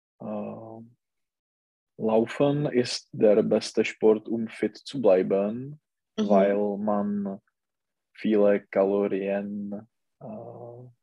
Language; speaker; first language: German; non-native, learner; Czech